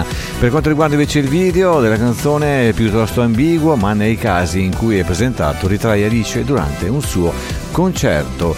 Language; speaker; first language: Italian; native; Italian